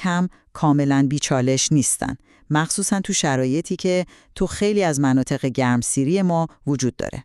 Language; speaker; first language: Persian; native; Persian